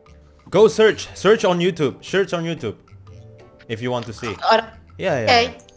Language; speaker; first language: English; non-native, fluent; Indonesian